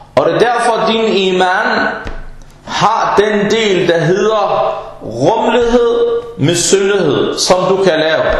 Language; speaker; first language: Danish; non-native, fluent; Arabic